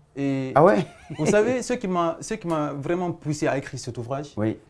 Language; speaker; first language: French; non-native, local second language; Fula